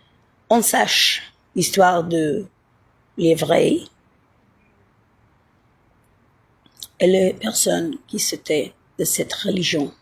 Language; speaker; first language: French; non-native, learner; Italian